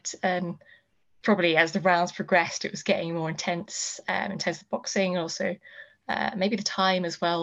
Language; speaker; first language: English; native; English